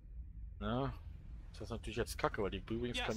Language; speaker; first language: German; native; German